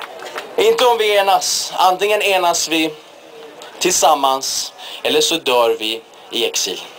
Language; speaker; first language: Swedish; early bilingual, other home language; Persian